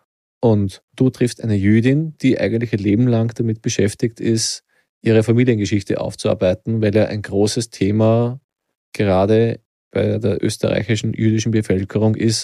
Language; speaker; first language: German; native; German